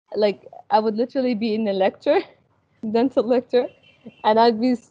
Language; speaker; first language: English; early bilingual, other home language; Arabic